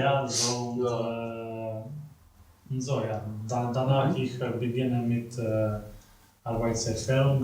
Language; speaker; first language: German; non-native, learner; Slovenian